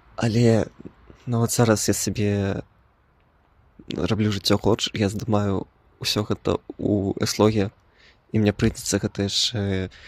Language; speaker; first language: Belarusian; non-native, local second language; Russian